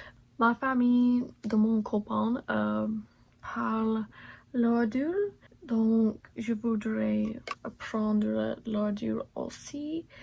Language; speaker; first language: French; non-native, learner; English